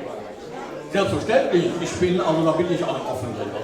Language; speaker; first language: German; native; German